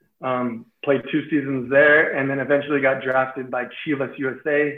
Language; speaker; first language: English; native; English